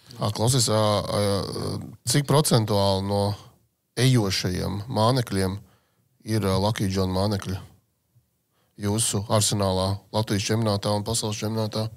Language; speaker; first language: Latvian; native; Latvian